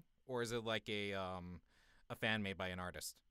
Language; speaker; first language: English; native; English